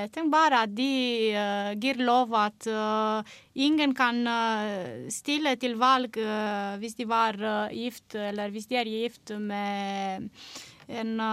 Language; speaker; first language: Norwegian; non-native, fluent; Romanian